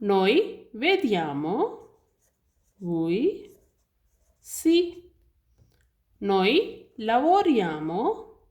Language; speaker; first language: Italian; non-native, learner; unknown